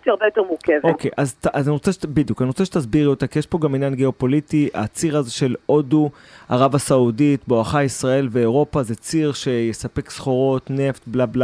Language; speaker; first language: Hebrew; native; Hebrew